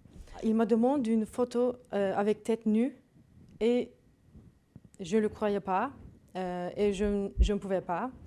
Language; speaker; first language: French; non-native, learner; Turkish